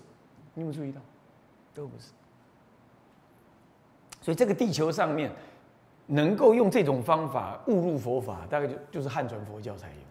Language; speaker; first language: Chinese; native; Chinese